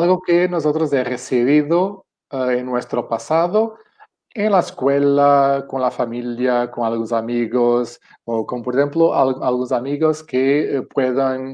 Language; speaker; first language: Spanish; non-native, fluent; Portuguese